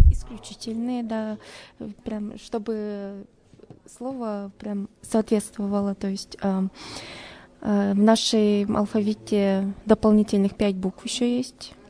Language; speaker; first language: Russian; non-native, local second language; Udmurt